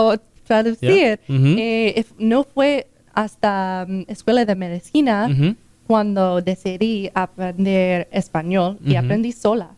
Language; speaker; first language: Spanish; non-native, learner; English